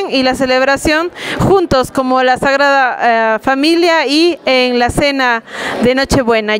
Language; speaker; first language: Spanish; native; Spanish